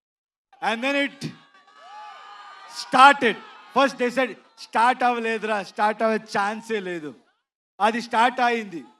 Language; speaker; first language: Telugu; non-native, learner; Kannada